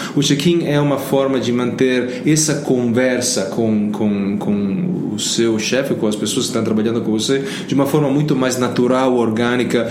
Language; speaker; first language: Portuguese; non-native, fluent; Italian